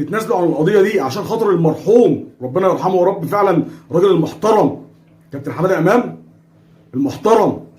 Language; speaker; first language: Arabic; native; Arabic